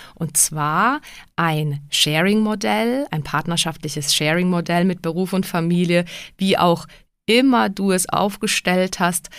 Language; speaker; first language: German; early bilingual, other home language; Czech